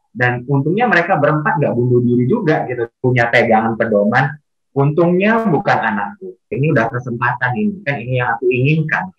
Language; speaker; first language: Indonesian; native; Indonesian